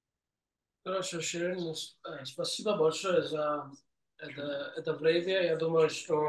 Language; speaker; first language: Russian; non-native, fluent; English